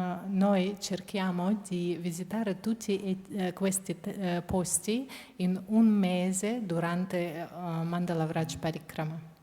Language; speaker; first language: Italian; non-native, fluent; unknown